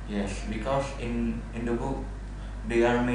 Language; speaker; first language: English; non-native, learner; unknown